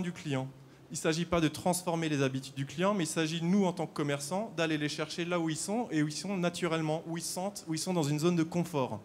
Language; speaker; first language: French; native; French